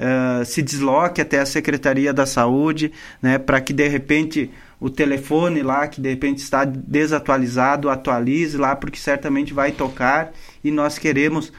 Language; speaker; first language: Portuguese; native; Portuguese